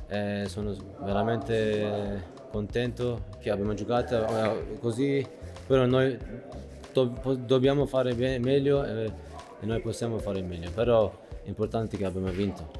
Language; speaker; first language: Italian; non-native, fluent; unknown